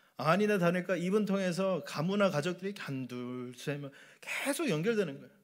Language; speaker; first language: Korean; native; Korean